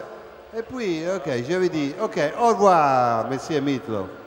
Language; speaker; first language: French; non-native, fluent; Italian